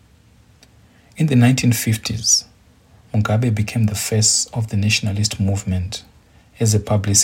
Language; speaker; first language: English; non-native, local second language; Shona